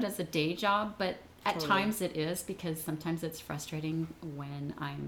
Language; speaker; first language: English; native; English